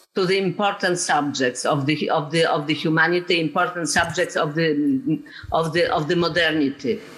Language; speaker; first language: English; non-native, fluent; Polish